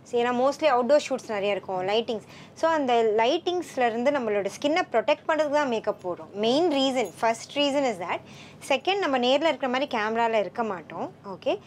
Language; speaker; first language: Tamil; non-native, local second language; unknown